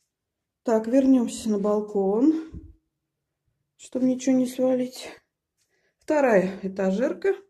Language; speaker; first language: Russian; native; Russian